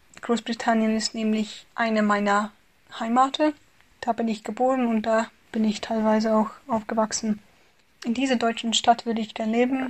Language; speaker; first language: German; non-native, fluent; Hungarian